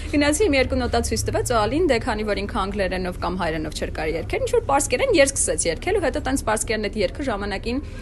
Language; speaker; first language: Armenian; early bilingual, heritage; Armenian